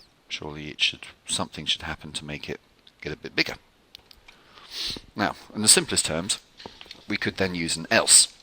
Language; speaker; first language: English; native; English